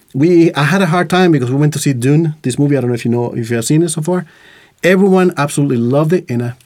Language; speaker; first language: English; non-native, fluent; Spanish